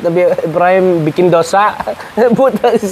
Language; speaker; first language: Indonesian; non-native, learner; Arabic